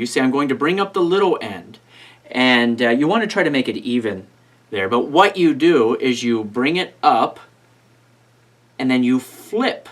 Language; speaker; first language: English; native; English